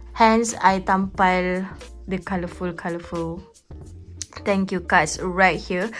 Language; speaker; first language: English; non-native, local second language; Malay